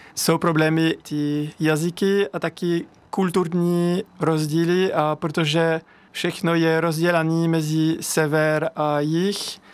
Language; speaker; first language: Czech; non-native, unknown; French